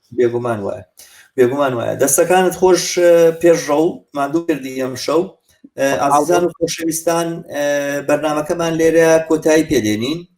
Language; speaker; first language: Central Kurdish; native; Central Kurdish